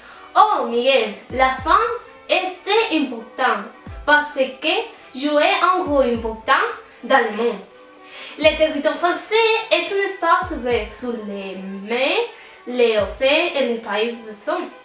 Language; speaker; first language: French; non-native, learner; Spanish